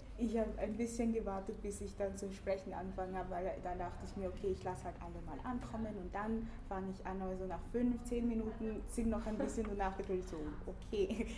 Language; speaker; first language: German; early bilingual, other home language; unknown